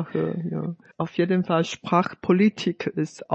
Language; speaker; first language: German; non-native, fluent; Hakka Chinese